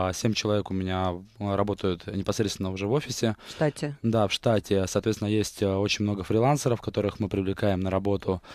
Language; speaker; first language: Russian; native; Russian